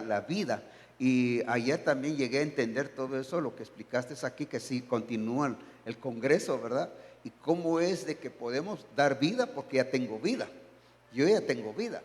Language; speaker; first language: Spanish; native; Spanish